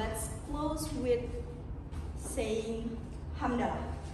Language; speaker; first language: English; non-native, fluent; Indonesian